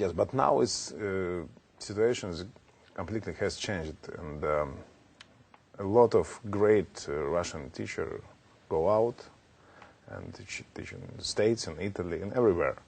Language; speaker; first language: English; non-native, learner; Russian